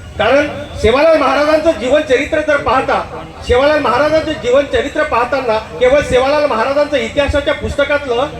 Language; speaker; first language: Marathi; non-native, local second language; Lambadi